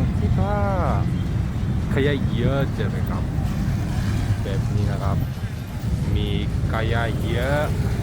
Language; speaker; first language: Thai; non-native, learner; Japanese